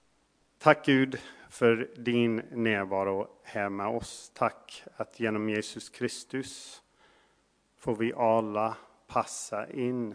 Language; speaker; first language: Swedish; non-native, fluent; English